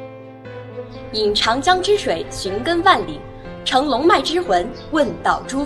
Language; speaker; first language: Chinese; native; Chinese